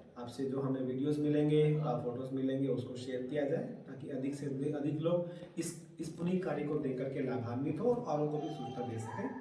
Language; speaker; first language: Hindi; native; Hindi